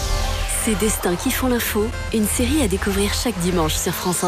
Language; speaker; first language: French; native; French